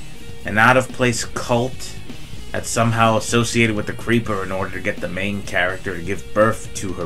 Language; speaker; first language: English; native; English